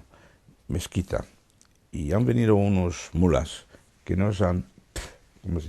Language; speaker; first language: Spanish; non-native, fluent; Dutch